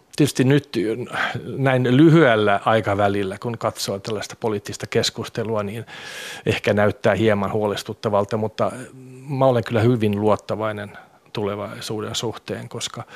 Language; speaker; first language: Finnish; non-native, local second language; Swedish